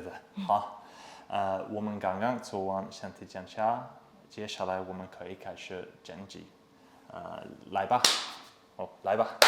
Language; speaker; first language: Chinese; non-native, fluent; English